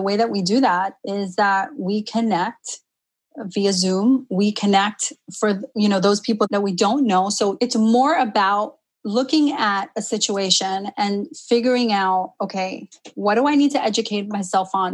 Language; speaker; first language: English; early bilingual, other home language; Spanish